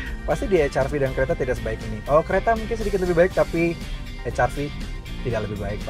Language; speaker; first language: Indonesian; native; Indonesian